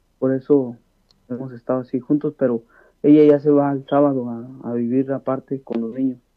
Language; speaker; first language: Spanish; native; Spanish